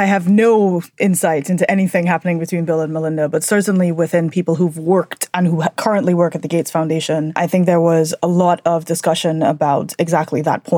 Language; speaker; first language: English; native; English